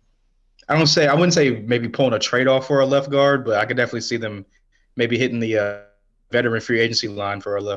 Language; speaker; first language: English; native; English